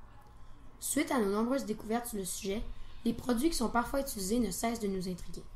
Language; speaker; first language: French; native; French